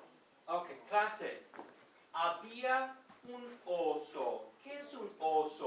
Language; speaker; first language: Spanish; non-native, fluent; English